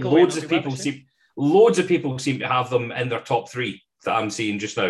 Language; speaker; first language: English; native; English